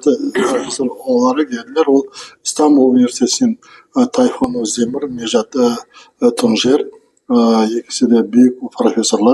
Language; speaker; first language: Turkish; non-native, learner; Kazakh